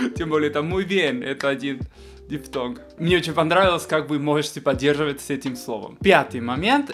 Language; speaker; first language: Russian; non-native, fluent; Spanish